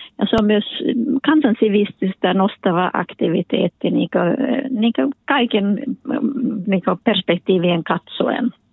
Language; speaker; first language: Finnish; early bilingual, heritage; Finnish